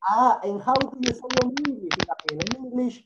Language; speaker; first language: English; non-native, learner; Spanish